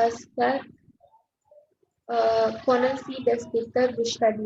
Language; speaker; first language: German; non-native, learner; Indonesian